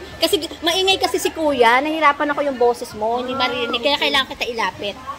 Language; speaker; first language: Filipino; native; Filipino